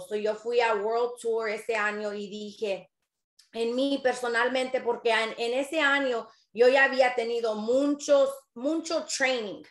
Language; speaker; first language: Spanish; early bilingual, other home language; English